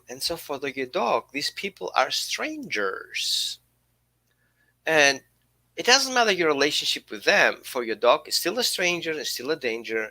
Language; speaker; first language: English; non-native, fluent; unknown